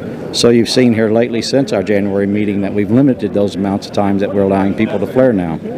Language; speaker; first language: English; native; English